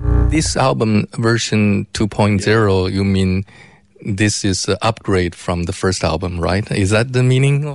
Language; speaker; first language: English; non-native, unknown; Chinese